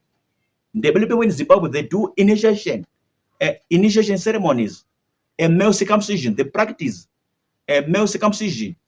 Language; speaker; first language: English; non-native, local second language; Shona